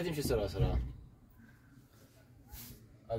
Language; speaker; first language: Arabic; non-native, learner; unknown